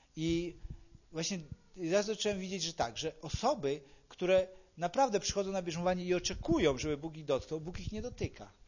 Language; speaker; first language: Polish; native; Polish